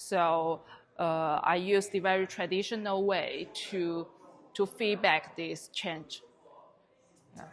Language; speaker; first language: English; non-native, learner; Chinese